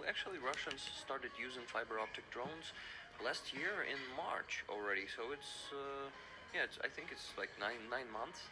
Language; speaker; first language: English; non-native, fluent; Ukrainian